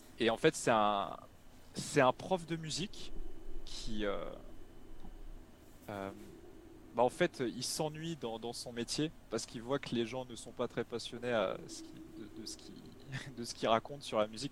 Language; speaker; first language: French; native; French